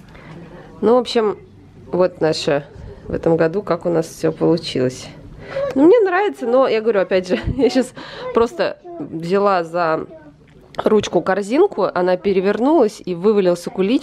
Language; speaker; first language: Russian; native; Russian